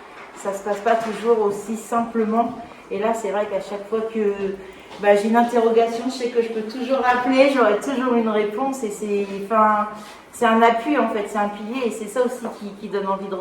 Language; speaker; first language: French; native; French